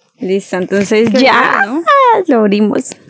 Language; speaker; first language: Spanish; native; Spanish